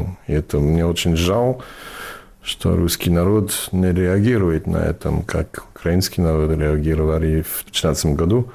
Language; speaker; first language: Russian; non-native, fluent; English